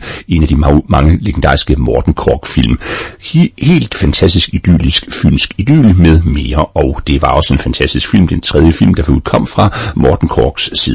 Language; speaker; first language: Danish; native; Danish